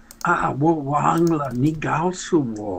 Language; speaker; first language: Chinese; non-native, learner; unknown